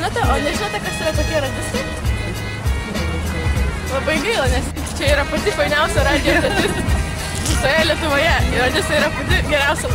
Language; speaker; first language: Lithuanian; native; Lithuanian